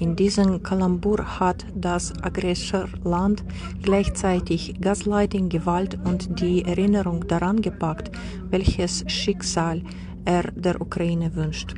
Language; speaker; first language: German; non-native, fluent; Ukrainian